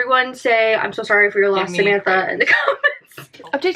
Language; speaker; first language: English; native; English